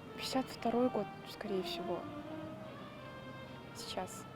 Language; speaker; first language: Russian; non-native, local second language; Kyrgyz